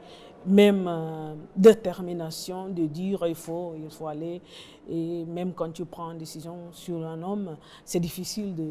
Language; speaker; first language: French; non-native, learner; Portuguese